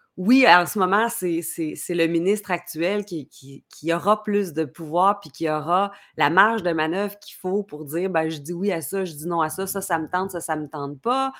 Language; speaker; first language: French; native; French